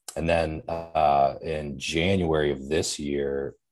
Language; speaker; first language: English; native; English